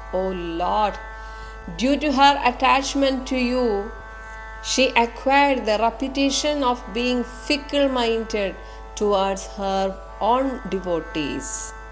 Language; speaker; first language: English; non-native, local second language; Malayalam